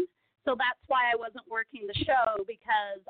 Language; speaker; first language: English; non-native, fluent; Portuguese